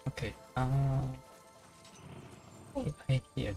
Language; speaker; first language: English; non-native, learner; Japanese